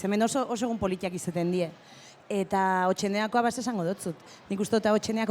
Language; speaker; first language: Basque; native; Basque